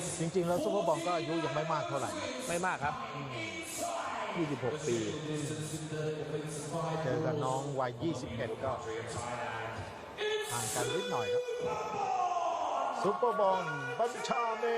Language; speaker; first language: Thai; native; Thai